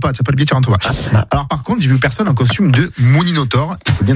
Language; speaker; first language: French; native; French